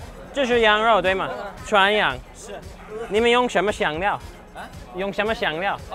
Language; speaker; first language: Chinese; non-native, learner; English